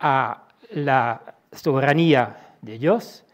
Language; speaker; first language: Spanish; non-native, fluent; Dutch